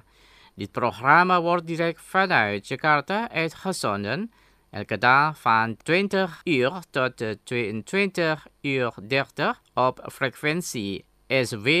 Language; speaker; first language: Dutch; non-native, fluent; Indonesian